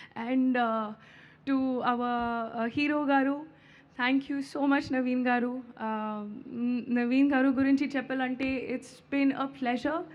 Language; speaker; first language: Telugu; non-native, local second language; Hindi